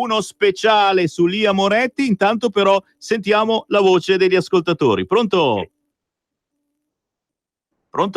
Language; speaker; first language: Italian; native; Italian